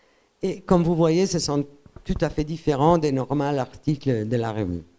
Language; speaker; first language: French; non-native, fluent; Italian